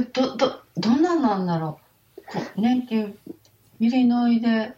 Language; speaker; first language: Japanese; native; Japanese